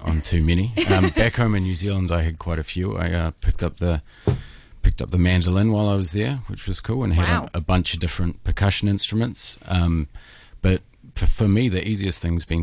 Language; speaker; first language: English; native; English